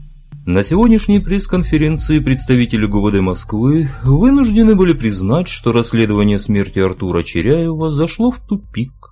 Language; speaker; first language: Russian; native; Russian